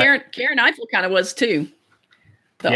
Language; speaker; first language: English; native; English